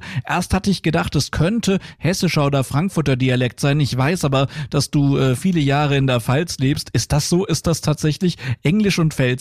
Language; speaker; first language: German; native; German